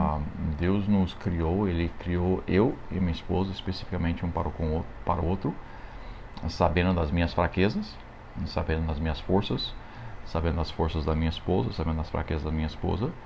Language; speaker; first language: Portuguese; non-native, fluent; English